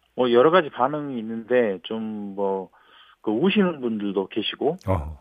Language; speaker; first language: Korean; native; Korean